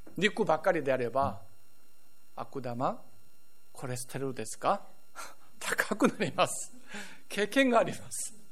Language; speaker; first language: Japanese; non-native, fluent; Korean